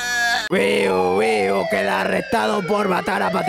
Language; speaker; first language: Spanish; native; Spanish